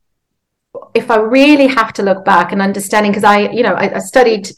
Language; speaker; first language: English; native; English